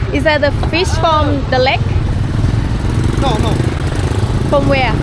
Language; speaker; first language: English; non-native, learner; Thai